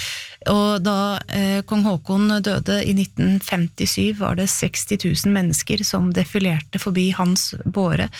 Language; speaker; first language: Norwegian; native; Norwegian